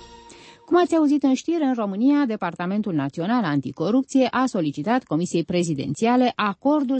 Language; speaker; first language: Romanian; native; Romanian